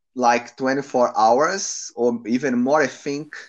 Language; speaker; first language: English; non-native, learner; Portuguese